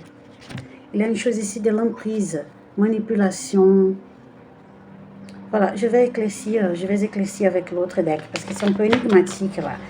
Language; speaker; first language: French; non-native, fluent; Portuguese